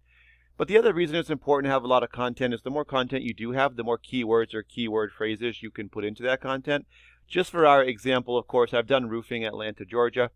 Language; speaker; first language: English; native; English